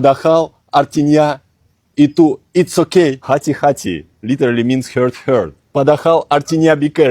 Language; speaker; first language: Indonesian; non-native, fluent; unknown